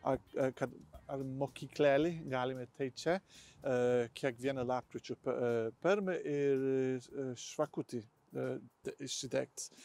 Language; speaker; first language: Lithuanian; non-native, learner; English